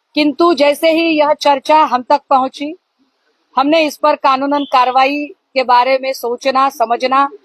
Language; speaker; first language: Hindi; non-native, local second language; Marathi